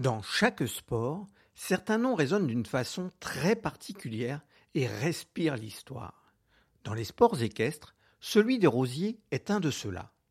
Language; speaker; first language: French; native; French